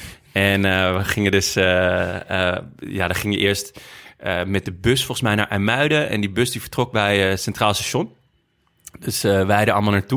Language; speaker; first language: Dutch; native; Dutch